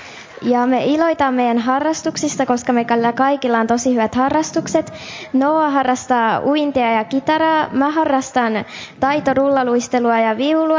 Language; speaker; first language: Finnish; early bilingual, heritage; Finnish